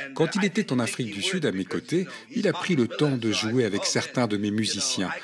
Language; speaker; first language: French; non-native, fluent; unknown